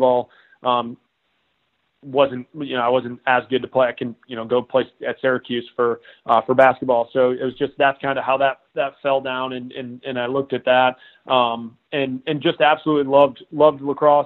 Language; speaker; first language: English; native; English